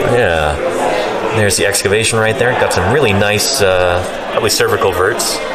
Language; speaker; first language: English; native; English